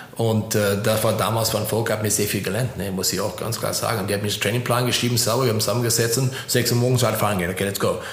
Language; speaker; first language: German; non-native, fluent; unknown